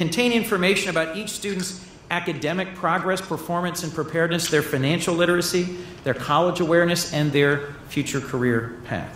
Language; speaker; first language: English; native; English